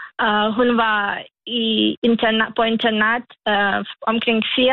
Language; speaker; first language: Danish; non-native, learner; Lithuanian